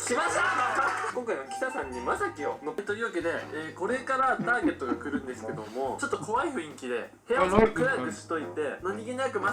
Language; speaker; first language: Japanese; native; Japanese